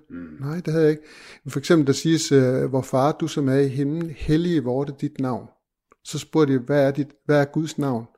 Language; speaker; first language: Danish; native; Danish